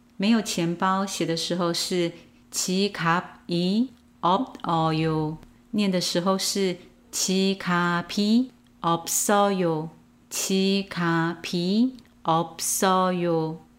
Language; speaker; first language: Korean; non-native, fluent; Chinese